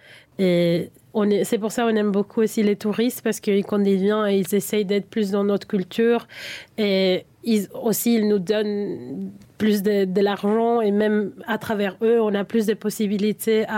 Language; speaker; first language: French; non-native, fluent; Spanish